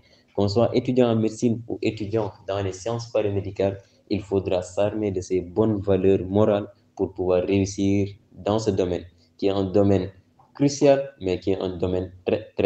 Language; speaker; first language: French; non-native, local second language; Wolof